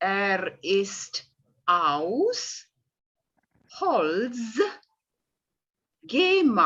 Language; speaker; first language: German; non-native, learner; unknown